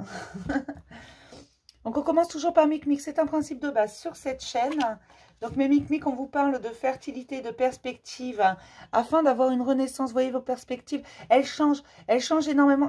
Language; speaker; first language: French; native; French